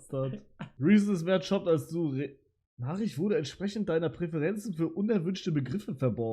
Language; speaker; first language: German; native; German